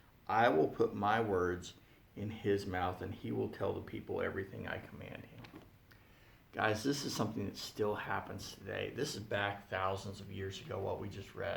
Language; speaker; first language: English; native; English